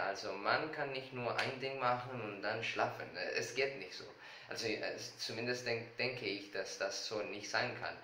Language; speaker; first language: German; non-native, learner; Spanish